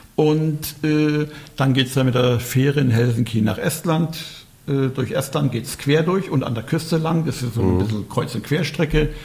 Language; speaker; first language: German; native; German